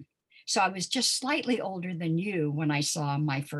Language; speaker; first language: English; native; English